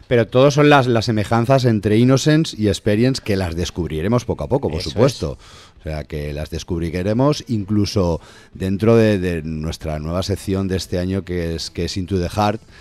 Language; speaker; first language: Spanish; native; Spanish